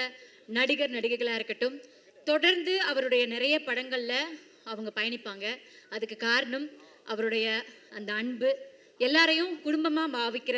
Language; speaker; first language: Tamil; native; Tamil